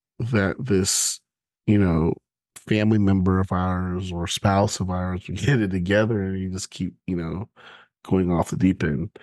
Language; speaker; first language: English; native; English